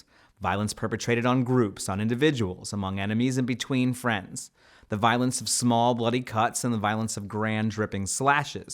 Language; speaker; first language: English; native; English